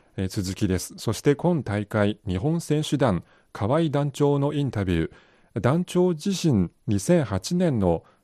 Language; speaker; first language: Japanese; non-native, fluent; Chinese